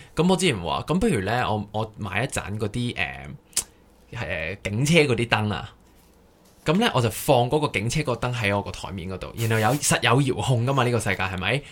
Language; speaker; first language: Cantonese; native; Cantonese